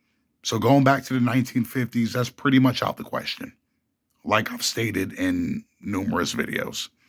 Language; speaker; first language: English; native; English